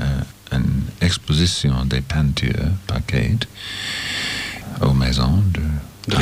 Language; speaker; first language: French; non-native, learner; English